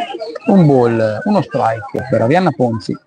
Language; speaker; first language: Italian; native; Italian